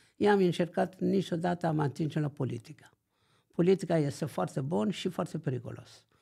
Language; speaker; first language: Romanian; non-native, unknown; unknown